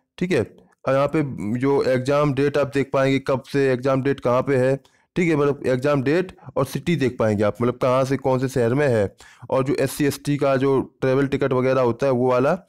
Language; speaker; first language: Hindi; native; Hindi